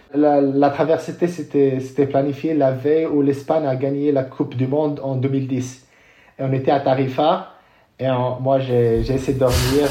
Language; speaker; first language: French; non-native, local second language; Arabic